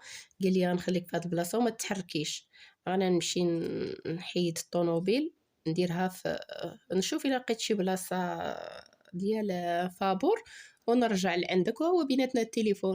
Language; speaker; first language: Arabic; native; Arabic